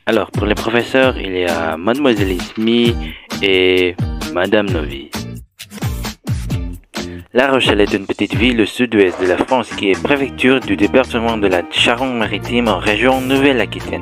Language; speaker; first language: French; non-native, learner; Indonesian